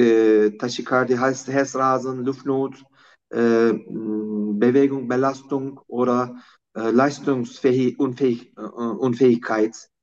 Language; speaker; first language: German; non-native, fluent; Turkish